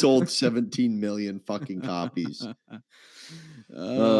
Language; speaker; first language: English; native; English